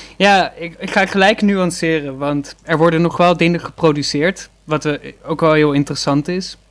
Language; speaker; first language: Dutch; native; Dutch